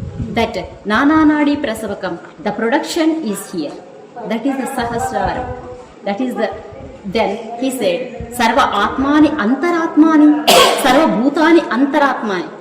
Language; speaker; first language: English; non-native, local second language; Telugu